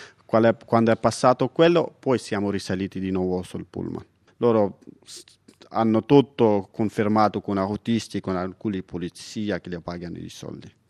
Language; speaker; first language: Italian; non-native, fluent; Persian